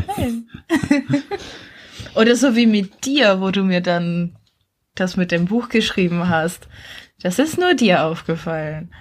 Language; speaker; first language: German; non-native, fluent; Czech